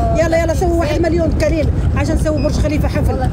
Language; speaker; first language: Arabic; non-native, learner; Pashto